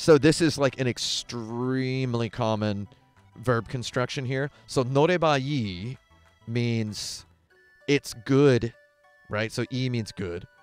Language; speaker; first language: English; native; English